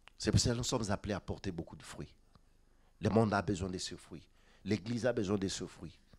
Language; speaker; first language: French; non-native, local second language; Lingala